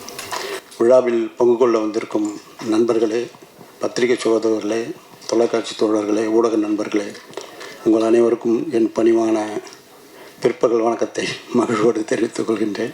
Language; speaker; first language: Tamil; native; Tamil